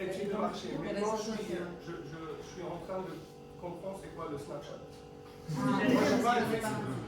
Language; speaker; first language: French; non-native, fluent; Arabic